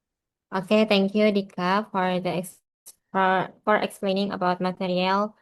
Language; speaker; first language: English; non-native, learner; Indonesian